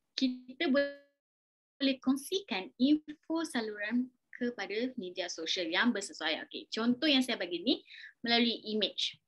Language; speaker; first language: Malay; native; Malay